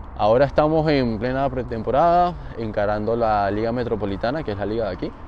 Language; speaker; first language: Spanish; native; Spanish